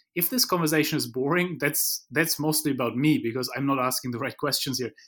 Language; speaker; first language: English; non-native, fluent; German